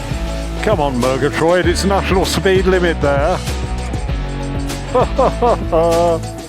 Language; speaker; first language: English; native; English